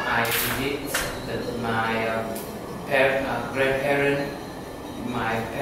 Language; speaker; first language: English; non-native, learner; Vietnamese